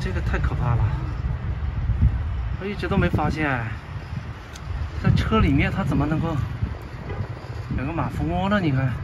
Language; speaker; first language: Chinese; native; Chinese